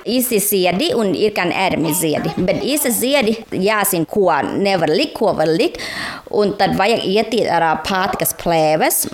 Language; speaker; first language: Latvian; non-native, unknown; Thai